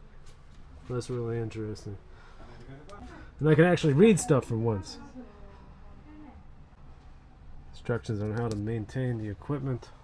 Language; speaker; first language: English; native; English